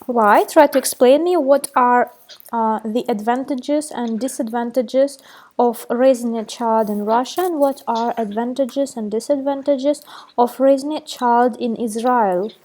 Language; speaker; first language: English; non-native, fluent; Russian